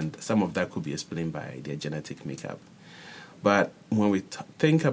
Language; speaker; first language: English; non-native, local second language; Akan